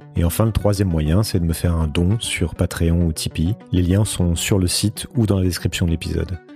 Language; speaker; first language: French; native; French